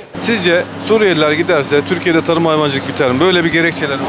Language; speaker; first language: Turkish; native; Turkish